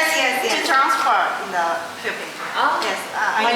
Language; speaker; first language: English; non-native, learner; Japanese